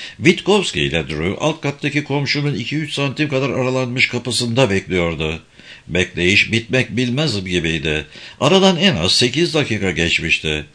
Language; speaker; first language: Turkish; native; Turkish